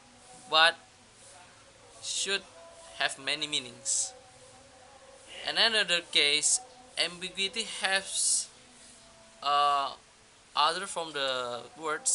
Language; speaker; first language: English; non-native, learner; Indonesian